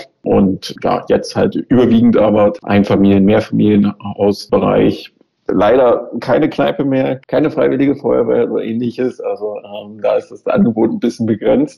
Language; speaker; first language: German; native; German